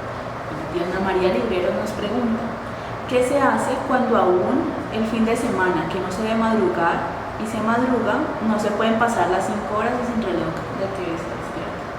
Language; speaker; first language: Spanish; native; Spanish